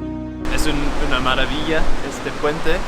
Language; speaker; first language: Spanish; non-native, learner; English